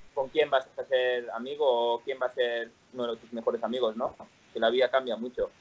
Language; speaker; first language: Spanish; native; Spanish